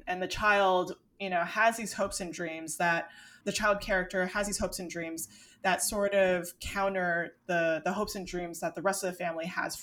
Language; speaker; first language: English; non-native, local second language; Cantonese